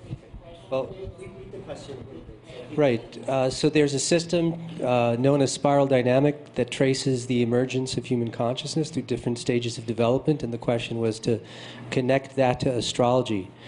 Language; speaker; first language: English; native; English